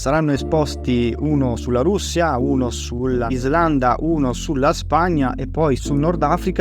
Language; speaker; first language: Italian; native; Italian